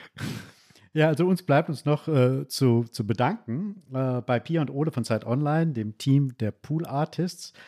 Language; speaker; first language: German; native; German